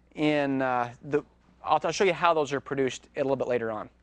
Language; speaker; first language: English; native; English